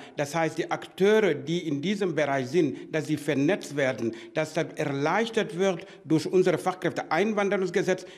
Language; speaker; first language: German; non-native, fluent; Wolof